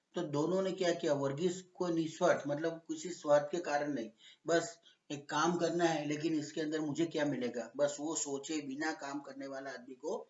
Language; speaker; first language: Hindi; non-native, local second language; Gujarati